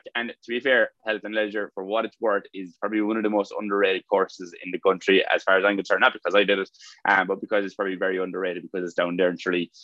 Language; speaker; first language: English; native; English